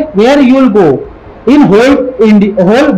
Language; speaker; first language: English; non-native, local second language; Hindi